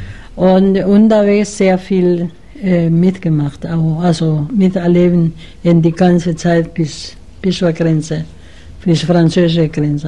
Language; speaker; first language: German; non-native, fluent; Spanish